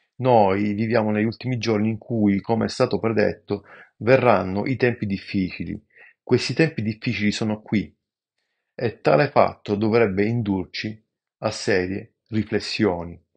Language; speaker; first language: Italian; native; Italian